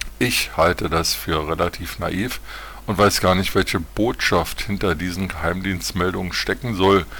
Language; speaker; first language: German; native; German